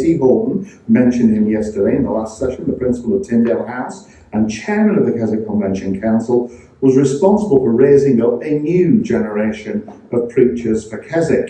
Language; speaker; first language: English; native; English